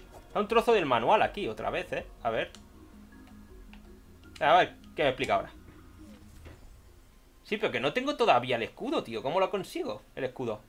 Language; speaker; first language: Spanish; native; Spanish